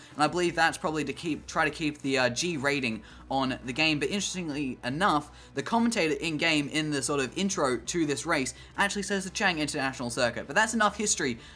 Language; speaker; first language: English; native; English